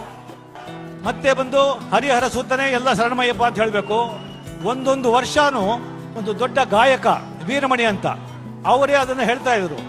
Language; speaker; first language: Kannada; non-native, local second language; Marathi